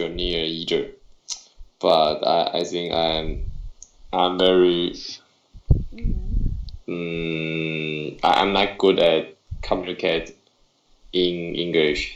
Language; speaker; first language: English; non-native, learner; Chinese